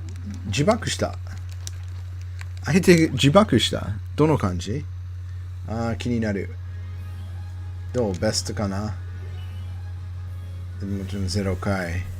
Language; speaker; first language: Japanese; non-native, learner; English